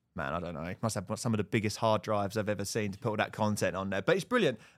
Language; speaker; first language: English; native; English